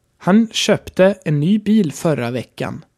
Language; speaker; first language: Swedish; non-native, fluent; German